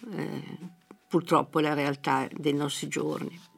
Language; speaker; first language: Italian; native; Italian